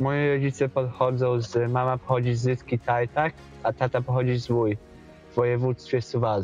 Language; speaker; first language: Polish; early bilingual, heritage; Polish